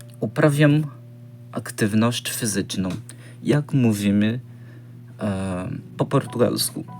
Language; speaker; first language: Polish; non-native, learner; Portuguese